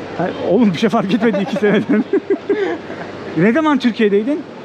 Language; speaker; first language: Turkish; native; Turkish